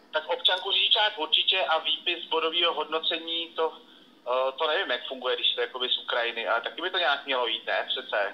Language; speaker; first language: Czech; native; Czech